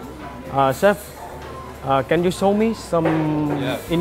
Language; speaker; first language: English; non-native, learner; Vietnamese